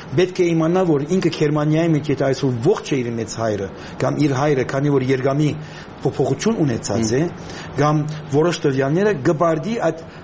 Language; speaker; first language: Armenian; native; Armenian